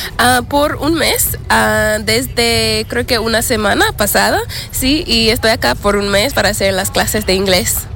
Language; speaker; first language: Spanish; non-native, learner; English